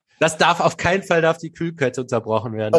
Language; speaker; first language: German; native; German